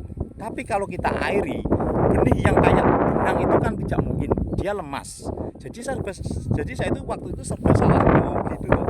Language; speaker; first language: Indonesian; non-native, local second language; Javanese